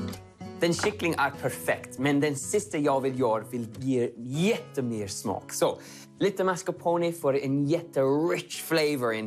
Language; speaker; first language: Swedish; non-native, learner; English